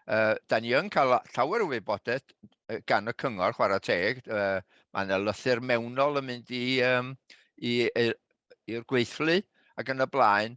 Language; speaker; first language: Welsh; native; Welsh